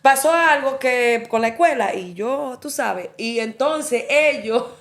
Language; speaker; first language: Spanish; early bilingual, heritage; Spanish